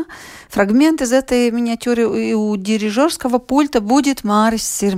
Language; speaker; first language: Russian; native; Russian